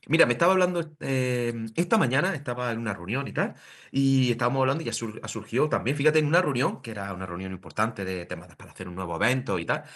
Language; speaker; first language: Spanish; native; Spanish